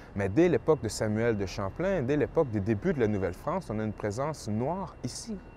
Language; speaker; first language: French; native; French